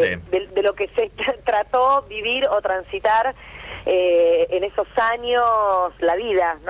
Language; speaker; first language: Spanish; native; Spanish